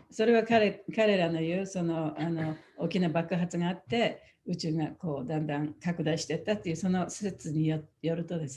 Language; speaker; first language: Japanese; native; Japanese